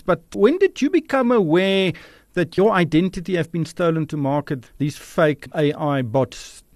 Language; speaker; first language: English; non-native, local second language; Afrikaans